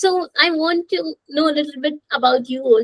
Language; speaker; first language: English; non-native, local second language; Hindi